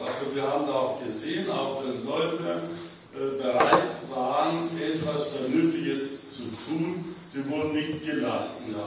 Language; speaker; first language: German; non-native, fluent; Greek